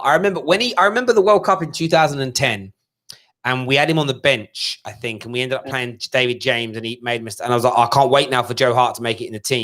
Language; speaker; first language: English; native; English